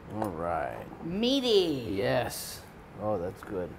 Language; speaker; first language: English; native; English